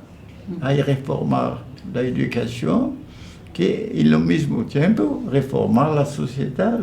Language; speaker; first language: Spanish; non-native, fluent; French